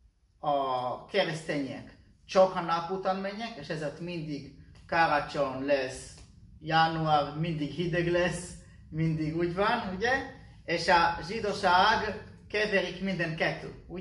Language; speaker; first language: Hungarian; non-native, learner; Hebrew